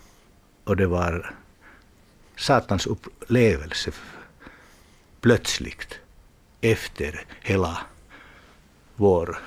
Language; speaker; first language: Swedish; non-native, learner; Finnish